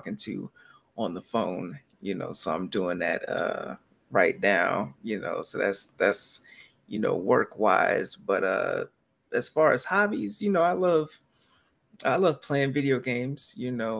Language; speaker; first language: English; native; English